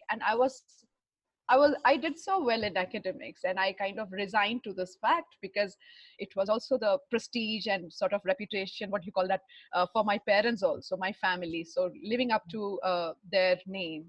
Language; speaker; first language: English; non-native, local second language; Hindi